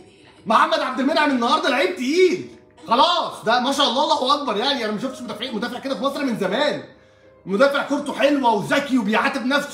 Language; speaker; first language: Arabic; native; Arabic